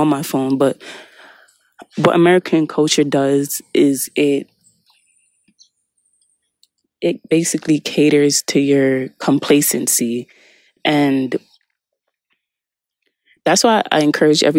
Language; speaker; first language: English; native; English